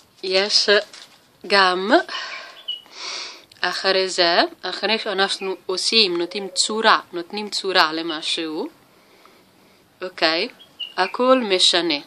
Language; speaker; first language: Hebrew; non-native, learner; Italian